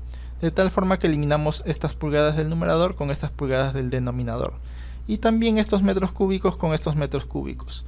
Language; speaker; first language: Spanish; native; Spanish